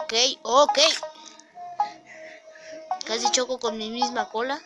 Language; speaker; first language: Spanish; native; Spanish